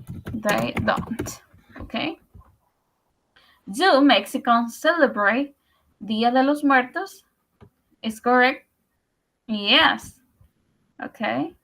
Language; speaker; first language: English; non-native, learner; Spanish